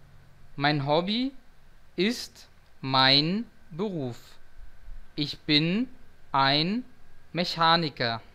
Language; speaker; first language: German; non-native, fluent; Portuguese